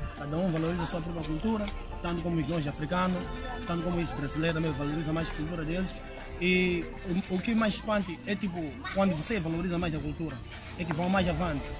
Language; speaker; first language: Portuguese; non-native, local second language; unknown